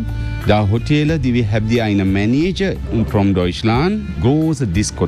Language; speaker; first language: German; non-native, learner; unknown